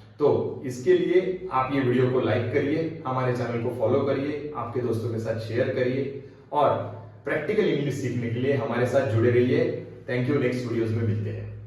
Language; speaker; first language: Hindi; non-native, local second language; Marathi